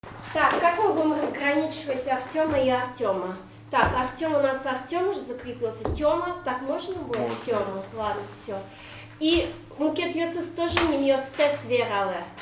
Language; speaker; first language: Russian; native; Russian